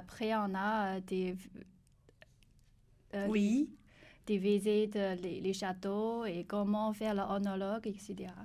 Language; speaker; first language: French; non-native, learner; Chinese